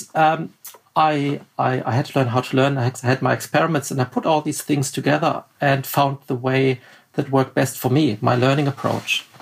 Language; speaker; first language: English; non-native, fluent; German